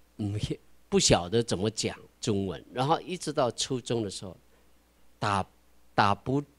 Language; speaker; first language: Chinese; non-native, local second language; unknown